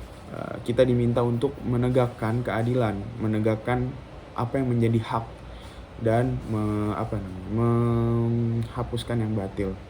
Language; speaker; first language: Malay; non-native, local second language; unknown